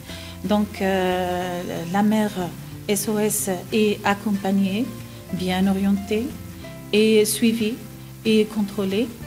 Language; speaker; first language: French; non-native, local second language; Arabic